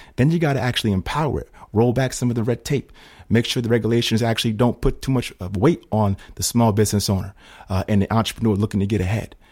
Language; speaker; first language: English; native; English